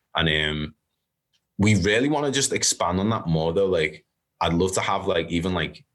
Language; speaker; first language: English; native; English